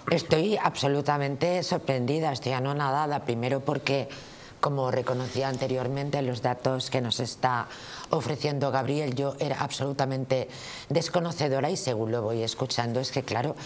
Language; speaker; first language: Spanish; native; Spanish